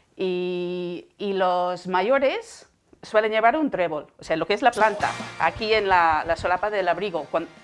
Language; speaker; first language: Spanish; non-native, fluent; English